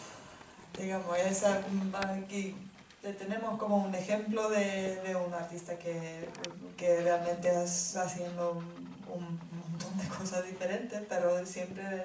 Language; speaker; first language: Spanish; non-native, fluent; Finnish